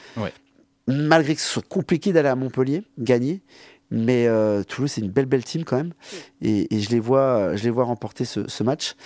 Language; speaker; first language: French; native; French